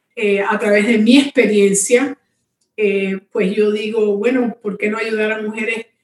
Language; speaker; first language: Spanish; native; Spanish